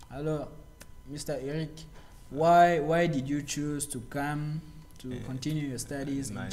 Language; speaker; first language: English; non-native, learner; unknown